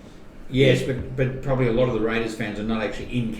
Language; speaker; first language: English; native; English